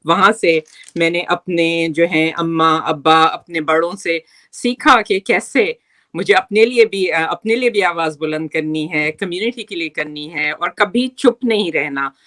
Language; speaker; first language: Hindi; native; Hindi